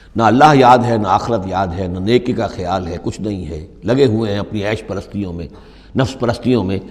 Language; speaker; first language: Urdu; native; Urdu